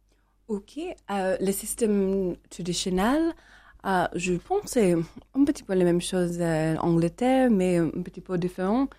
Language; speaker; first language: French; non-native, learner; English